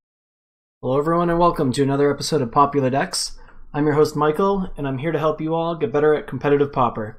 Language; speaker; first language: English; native; English